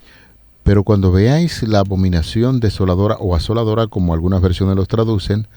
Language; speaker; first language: Spanish; native; Spanish